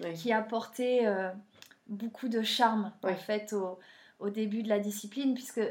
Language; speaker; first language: French; native; French